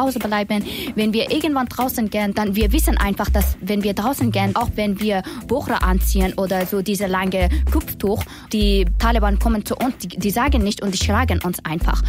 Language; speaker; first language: German; non-native, learner; Persian